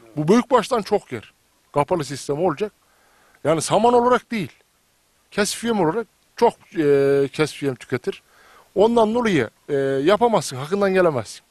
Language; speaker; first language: Turkish; native; Turkish